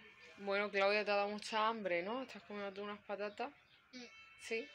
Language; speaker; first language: Spanish; native; Spanish